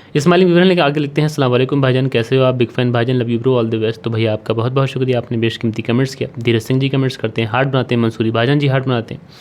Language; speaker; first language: Hindi; native; Hindi